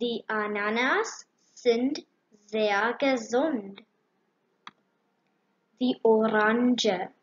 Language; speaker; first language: German; non-native, learner; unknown